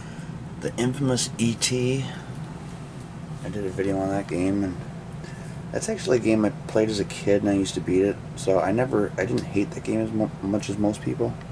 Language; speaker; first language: English; native; English